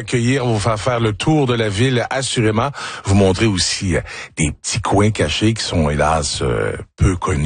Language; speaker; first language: French; native; French